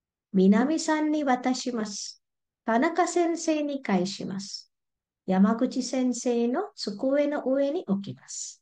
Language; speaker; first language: Japanese; non-native, fluent; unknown